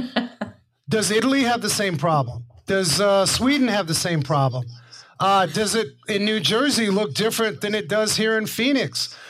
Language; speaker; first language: English; native; English